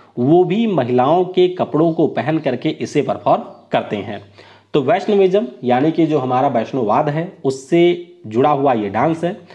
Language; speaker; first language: Hindi; native; Hindi